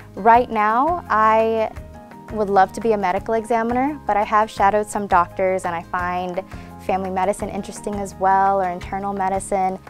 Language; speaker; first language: English; native; English